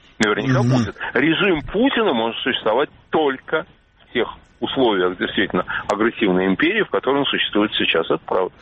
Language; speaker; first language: Russian; native; Russian